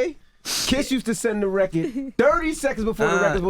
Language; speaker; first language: English; native; English